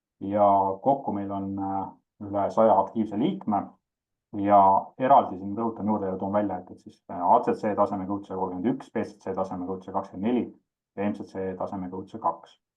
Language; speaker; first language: Estonian; native; Estonian